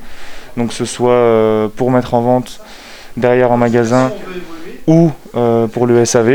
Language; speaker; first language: French; native; French